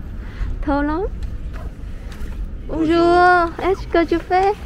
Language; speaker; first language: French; non-native, learner; Vietnamese